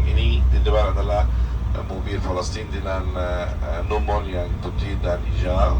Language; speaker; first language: Indonesian; non-native, fluent; Arabic